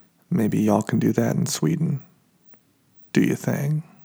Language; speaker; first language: English; native; English